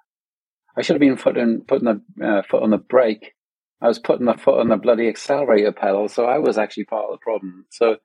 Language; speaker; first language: English; native; English